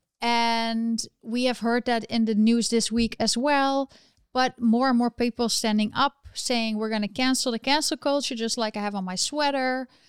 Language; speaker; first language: English; non-native, fluent; Dutch